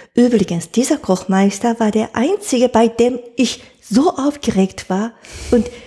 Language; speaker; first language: German; non-native, fluent; Japanese